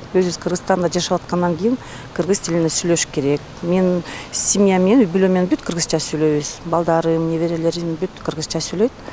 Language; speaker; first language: Kyrgyz; non-native, local second language; Russian